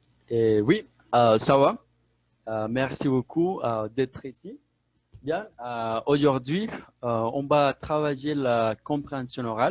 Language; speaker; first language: French; non-native, fluent; Spanish